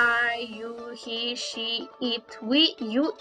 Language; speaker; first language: English; non-native, fluent; Spanish